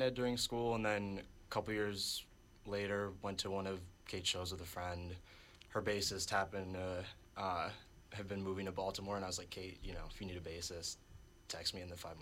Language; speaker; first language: English; native; English